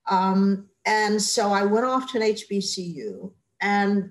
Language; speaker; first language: English; native; English